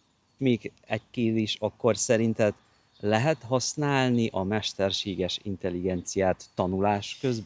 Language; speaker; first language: Hungarian; non-native, fluent; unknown